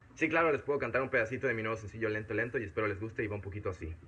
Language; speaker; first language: Spanish; native; Spanish